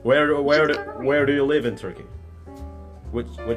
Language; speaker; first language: English; non-native, fluent; Indonesian